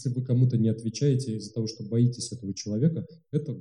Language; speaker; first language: Russian; native; Russian